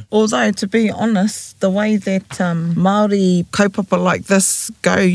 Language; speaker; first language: English; native; English